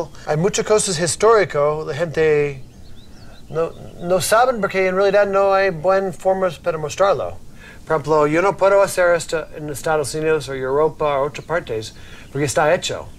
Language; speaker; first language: Spanish; non-native, learner; English